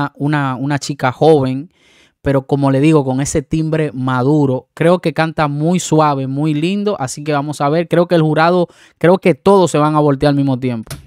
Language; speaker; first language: Spanish; native; Spanish